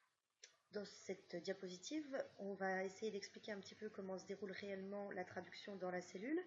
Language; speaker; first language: French; native; French